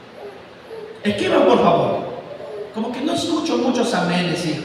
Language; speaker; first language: Spanish; native; Spanish